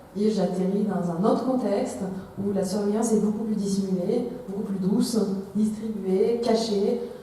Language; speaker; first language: French; non-native, fluent; Russian